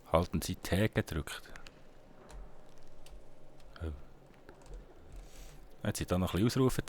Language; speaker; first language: German; native; German